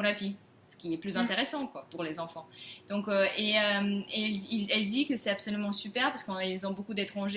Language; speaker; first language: French; non-native, fluent; Russian